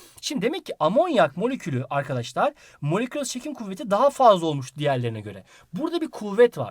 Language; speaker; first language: Turkish; native; Turkish